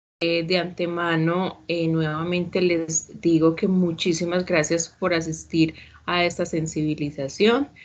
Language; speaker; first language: Spanish; native; Spanish